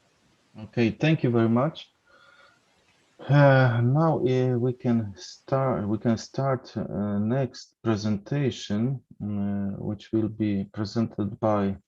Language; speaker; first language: English; non-native, fluent; Polish